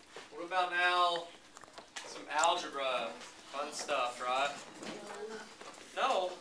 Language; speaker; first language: English; native; English